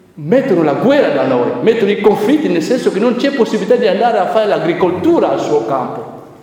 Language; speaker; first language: Italian; non-native, fluent; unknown